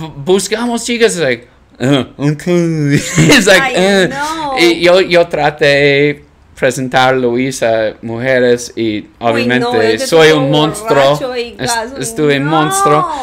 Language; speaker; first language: Spanish; non-native, learner; English